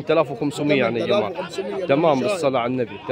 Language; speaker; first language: Arabic; native; Arabic